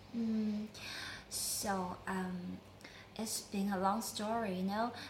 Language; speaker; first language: English; non-native, learner; Chinese